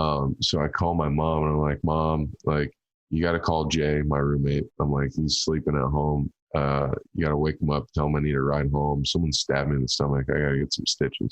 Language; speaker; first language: English; native; English